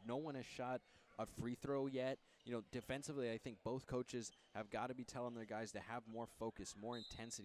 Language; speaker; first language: English; native; English